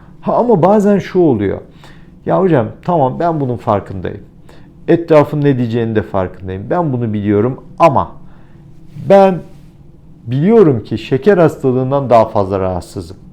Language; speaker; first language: Turkish; native; Turkish